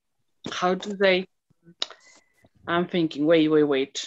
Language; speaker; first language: English; non-native, learner; Spanish